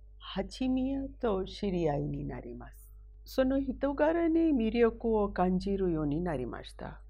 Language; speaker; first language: Japanese; non-native, fluent; Hindi